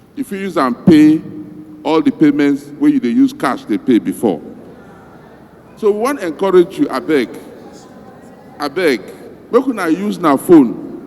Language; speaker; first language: Nigerian Pidgin; non-native, local second language; Bini